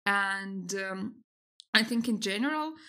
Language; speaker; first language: English; non-native, fluent; Russian